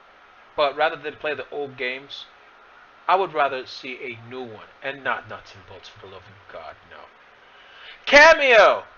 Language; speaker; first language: English; native; English